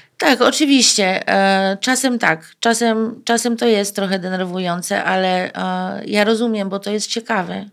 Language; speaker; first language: Polish; early bilingual, heritage; Polish